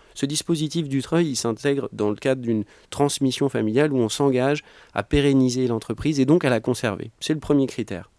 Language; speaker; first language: French; native; French